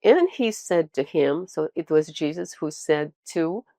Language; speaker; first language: English; non-native, local second language; Filipino